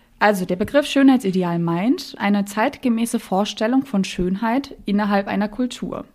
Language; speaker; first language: German; native; German